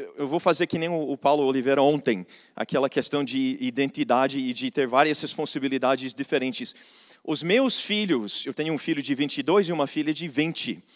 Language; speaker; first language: Portuguese; non-native, fluent; English